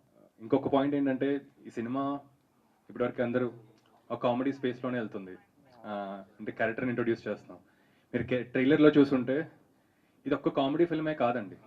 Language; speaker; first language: Telugu; native; Telugu